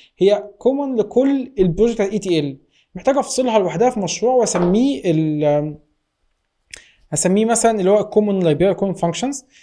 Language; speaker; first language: Arabic; native; Arabic